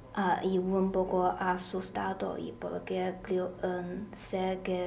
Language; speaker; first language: Spanish; non-native, learner; Chinese